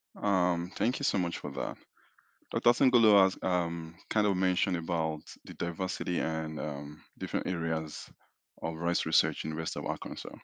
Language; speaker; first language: English; non-native, local second language; Yoruba